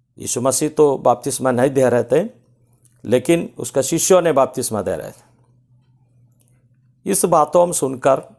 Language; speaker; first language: Hindi; non-native, local second language; Malayalam